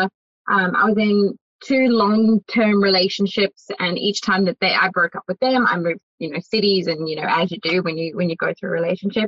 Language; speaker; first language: English; native; English